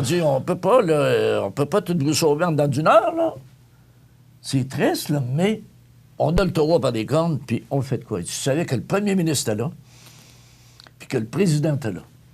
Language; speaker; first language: French; native; French